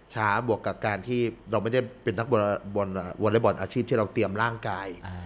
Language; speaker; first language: Thai; early bilingual, heritage; Thai